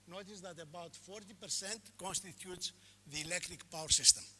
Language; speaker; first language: English; non-native, fluent; Greek